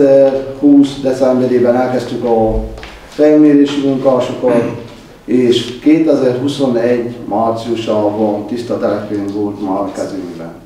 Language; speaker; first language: Hungarian; native; Hungarian